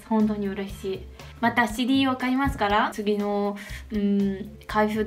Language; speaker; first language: Japanese; non-native, learner; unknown